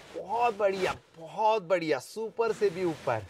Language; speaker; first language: Hindi; non-native, local second language; Marathi